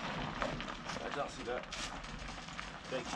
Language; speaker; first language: French; native; French